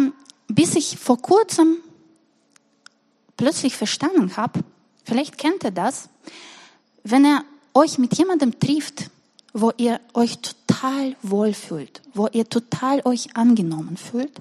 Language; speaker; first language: German; non-native, fluent; Russian